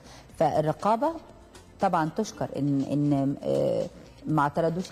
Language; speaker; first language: Arabic; native; Arabic